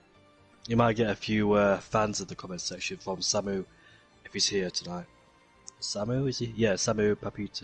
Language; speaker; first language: English; native; English